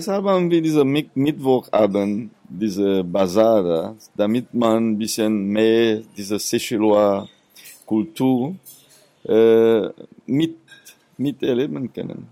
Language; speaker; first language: German; non-native, fluent; Seselwa Creole French